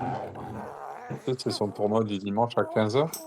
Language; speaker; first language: French; native; French